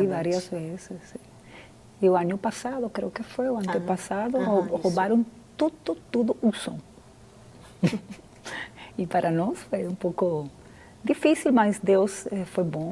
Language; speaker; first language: Portuguese; non-native, fluent; Spanish